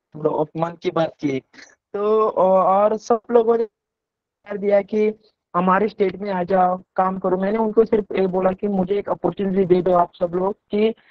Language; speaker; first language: Hindi; non-native, local second language; Konkani